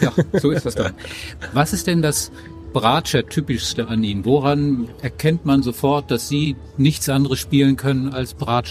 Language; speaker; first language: German; native; German